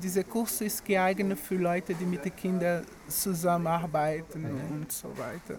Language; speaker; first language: German; non-native, learner; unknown